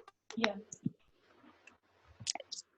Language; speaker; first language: English; non-native, learner; Ukrainian